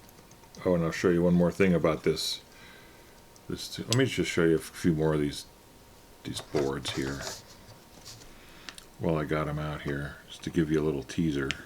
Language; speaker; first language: English; native; English